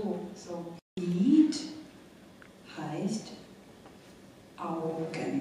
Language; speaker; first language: German; non-native, fluent; Korean